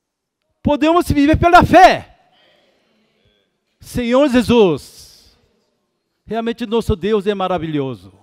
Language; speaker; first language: Portuguese; non-native, fluent; Korean